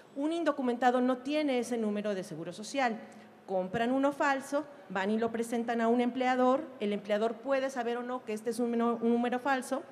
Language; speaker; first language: Spanish; native; Spanish